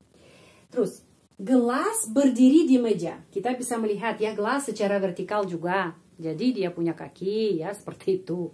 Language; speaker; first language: Indonesian; non-native, fluent; Russian